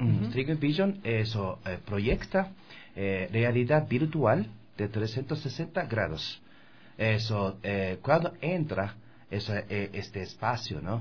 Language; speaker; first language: Spanish; non-native, learner; Japanese